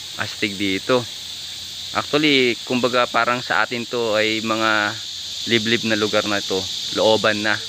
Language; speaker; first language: Filipino; native; Filipino